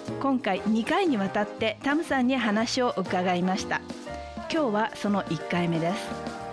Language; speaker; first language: Japanese; native; Japanese